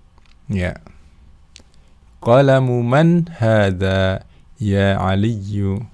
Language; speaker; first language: Arabic; non-native, fluent; Indonesian